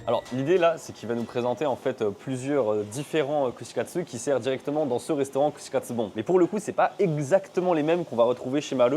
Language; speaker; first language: French; native; French